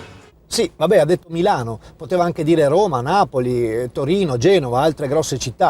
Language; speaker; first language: Italian; native; Italian